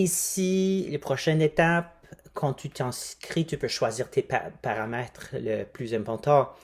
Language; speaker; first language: French; non-native, fluent; English